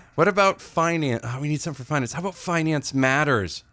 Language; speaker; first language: English; native; English